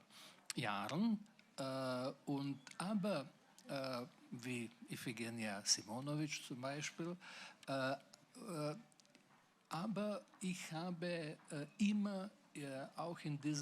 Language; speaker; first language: German; non-native, fluent; Slovenian